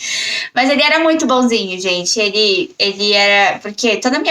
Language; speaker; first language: Portuguese; native; Portuguese